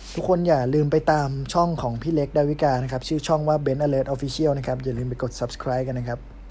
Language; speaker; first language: Thai; native; Thai